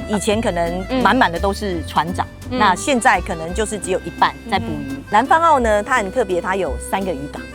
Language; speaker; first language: Chinese; native; Chinese